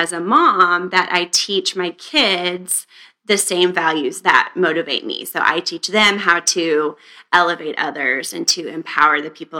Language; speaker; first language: English; native; English